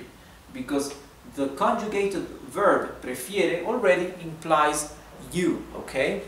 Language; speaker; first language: English; non-native, fluent; Spanish